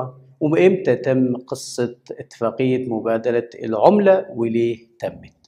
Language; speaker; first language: Arabic; native; Arabic